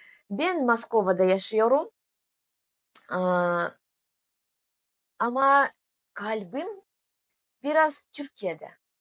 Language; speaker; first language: Turkish; non-native, learner; Tatar